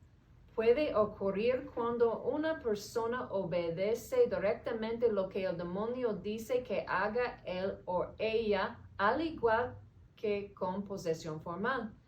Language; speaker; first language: Spanish; non-native, learner; English